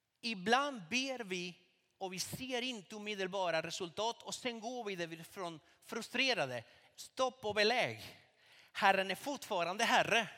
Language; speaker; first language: Swedish; non-native, fluent; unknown